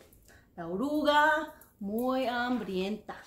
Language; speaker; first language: Spanish; non-native, fluent; English